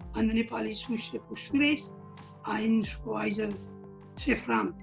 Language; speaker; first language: English; non-native, local second language; Nepali